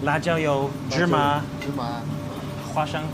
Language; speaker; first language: Chinese; non-native, learner; English